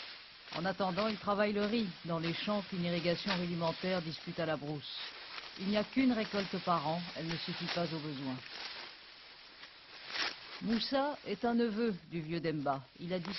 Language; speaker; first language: French; native; French